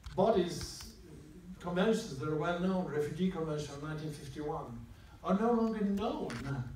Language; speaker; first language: English; non-native, fluent; Swedish